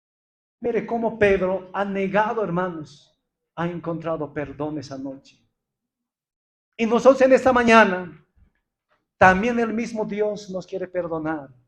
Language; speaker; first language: Spanish; non-native, local second language; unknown